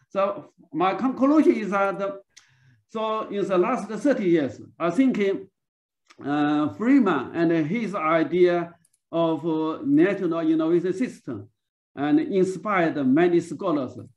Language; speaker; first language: English; non-native, learner; Chinese